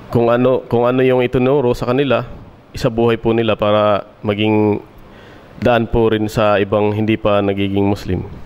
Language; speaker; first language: Filipino; native; Filipino